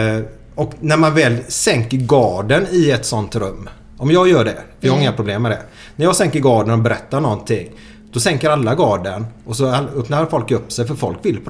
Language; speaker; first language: Swedish; native; Swedish